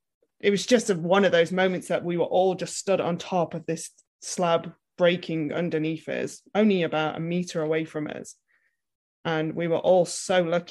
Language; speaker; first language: English; native; English